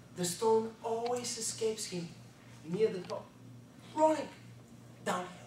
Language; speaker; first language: English; non-native, fluent; Bulgarian